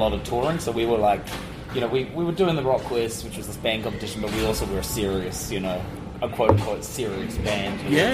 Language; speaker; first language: English; native; English